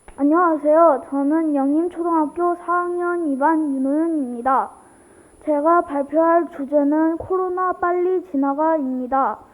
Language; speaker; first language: Korean; early bilingual, other home language; Chinese